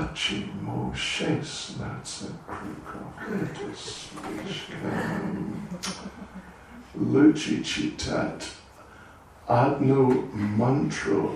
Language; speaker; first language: Russian; non-native, learner; English